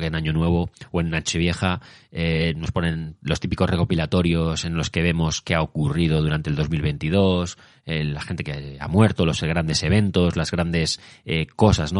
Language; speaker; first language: Spanish; native; Spanish